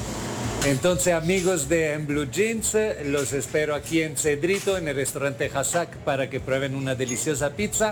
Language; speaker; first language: Spanish; non-native, fluent; Italian